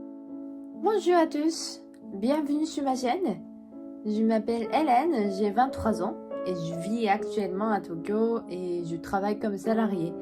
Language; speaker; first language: French; non-native, fluent; Japanese